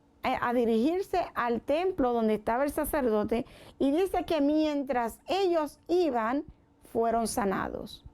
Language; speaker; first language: Spanish; native; Spanish